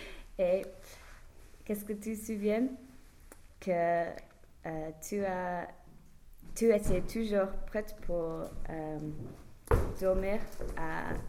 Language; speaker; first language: French; non-native, learner; English